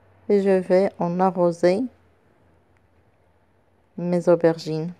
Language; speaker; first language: French; non-native, local second language; Arabic